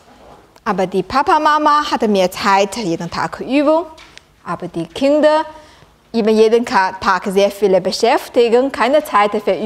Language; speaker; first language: German; non-native, learner; Chinese